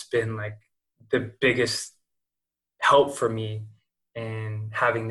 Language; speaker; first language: English; native; English